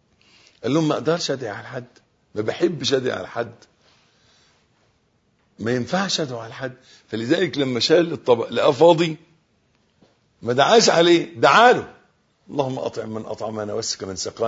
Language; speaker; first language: Arabic; native; Arabic